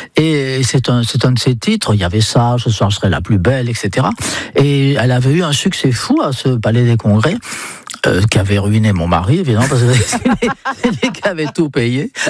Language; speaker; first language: French; non-native, fluent; English